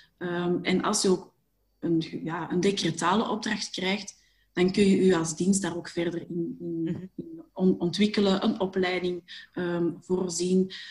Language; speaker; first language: Dutch; native; Dutch